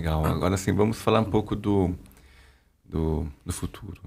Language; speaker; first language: Portuguese; native; Portuguese